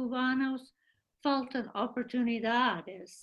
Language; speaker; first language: Spanish; non-native, fluent; English